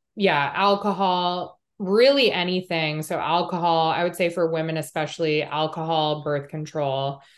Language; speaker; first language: English; native; English